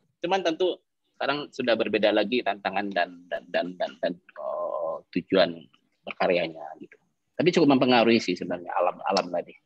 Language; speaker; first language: Indonesian; non-native, local second language; Minangkabau